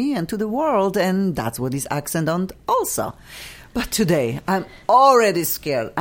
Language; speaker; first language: English; non-native, fluent; Polish